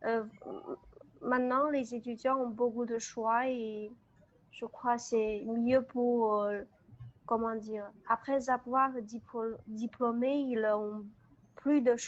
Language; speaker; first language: French; non-native, learner; Chinese